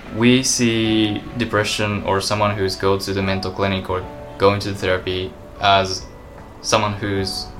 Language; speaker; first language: English; non-native, fluent; Japanese